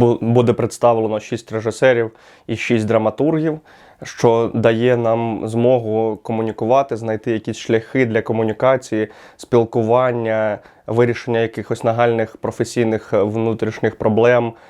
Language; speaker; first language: Ukrainian; native; Ukrainian